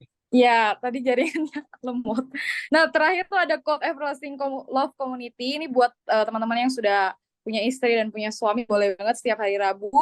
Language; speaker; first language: Indonesian; native; Indonesian